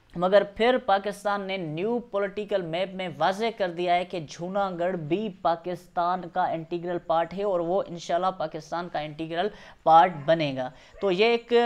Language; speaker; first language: Urdu; non-native, local second language; Sindhi